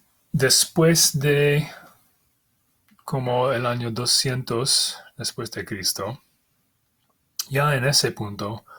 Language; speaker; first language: Spanish; non-native, fluent; English